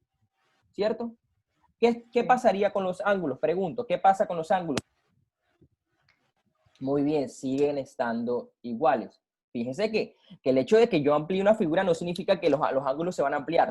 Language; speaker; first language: Spanish; native; Spanish